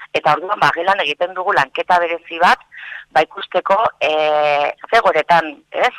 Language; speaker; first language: Basque; non-native, local second language; Spanish